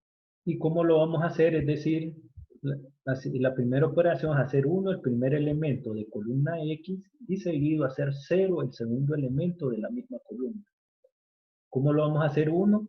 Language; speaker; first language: Spanish; native; Spanish